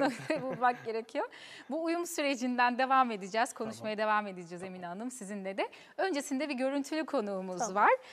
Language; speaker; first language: Turkish; native; Turkish